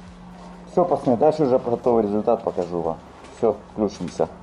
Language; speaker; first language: Russian; native; Russian